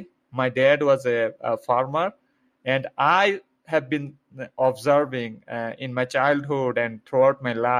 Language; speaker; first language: English; non-native, local second language; Bangla